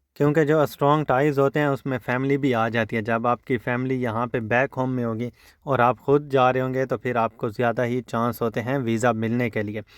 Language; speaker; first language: Urdu; non-native, local second language; Saraiki